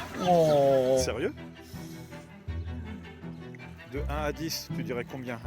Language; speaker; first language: French; native; French